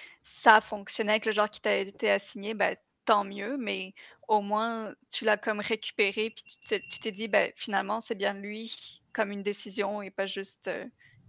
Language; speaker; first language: French; native; French